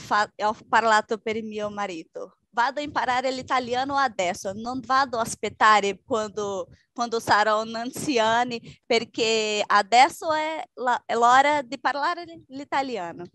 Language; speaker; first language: Italian; non-native, learner; Portuguese